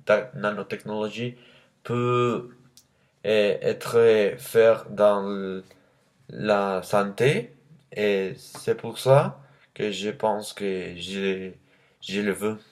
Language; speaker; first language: French; non-native, learner; Spanish